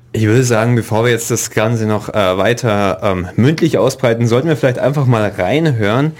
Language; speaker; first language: German; native; German